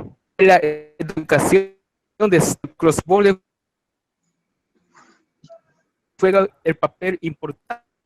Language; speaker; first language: Spanish; non-native, learner; Japanese